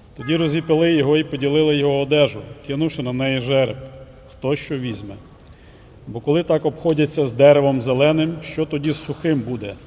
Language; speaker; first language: Ukrainian; native; Ukrainian